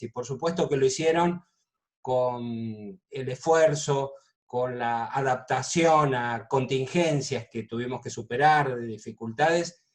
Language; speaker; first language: Spanish; native; Spanish